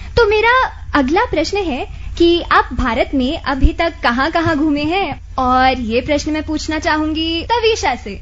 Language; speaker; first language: Hindi; native; Hindi